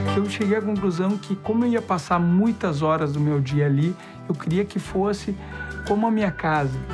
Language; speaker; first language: Portuguese; native; Portuguese